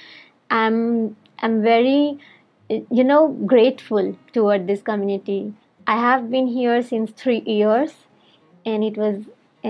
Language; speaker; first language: English; non-native, local second language; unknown